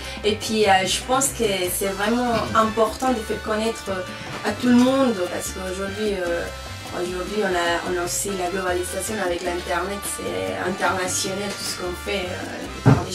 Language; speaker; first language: French; non-native, fluent; Spanish